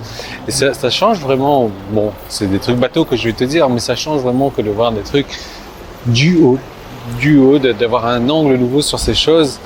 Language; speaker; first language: French; native; French